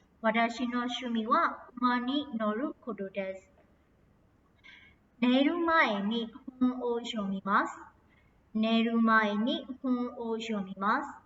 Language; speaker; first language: Japanese; non-native, fluent; Burmese